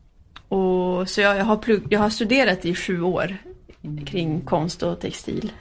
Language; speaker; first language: Swedish; early bilingual, heritage; Swedish